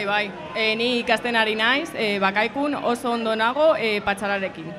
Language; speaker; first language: Basque; non-native, learner; Spanish